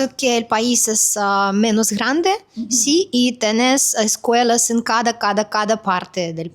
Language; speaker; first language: Spanish; non-native, fluent; Russian